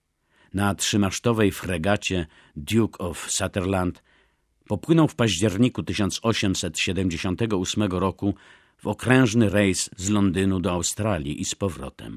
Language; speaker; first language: Polish; native; Polish